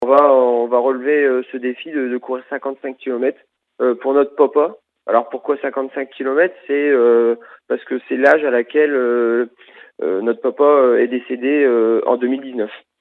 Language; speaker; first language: French; native; French